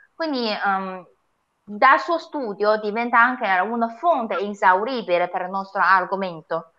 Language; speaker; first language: Italian; non-native, fluent; Chinese